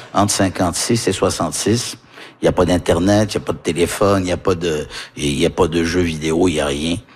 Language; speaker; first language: French; early bilingual, heritage; French